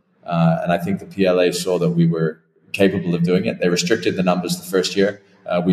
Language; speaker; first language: English; native; English